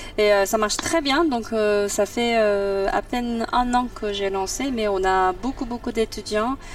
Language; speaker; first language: French; non-native, fluent; Korean